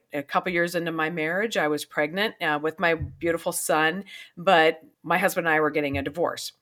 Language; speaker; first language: English; native; English